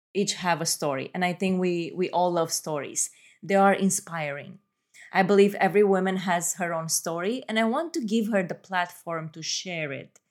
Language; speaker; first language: English; non-native, fluent; Romanian